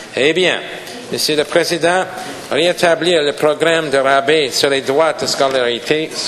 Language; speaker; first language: French; non-native, local second language; English